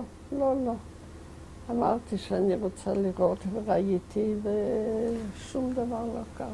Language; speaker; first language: Hebrew; non-native, fluent; Yiddish